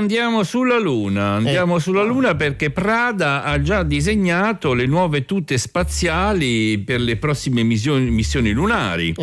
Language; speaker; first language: Italian; native; Italian